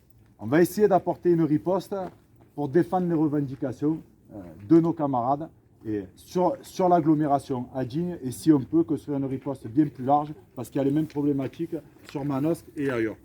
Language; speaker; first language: French; native; French